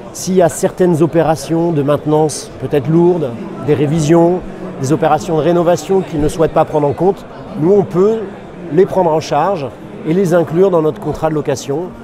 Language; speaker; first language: French; native; French